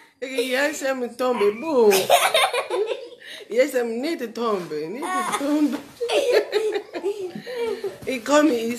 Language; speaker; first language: Dutch; non-native, learner; French